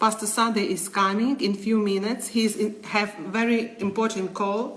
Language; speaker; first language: English; non-native, learner; Ukrainian